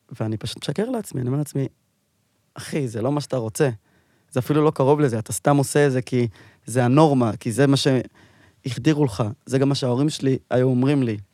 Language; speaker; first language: Hebrew; native; Hebrew